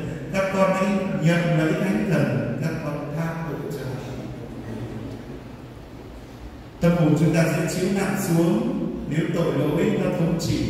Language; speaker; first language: Vietnamese; native; Vietnamese